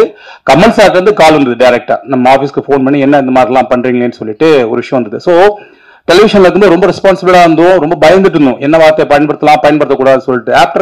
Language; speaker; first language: Tamil; native; Tamil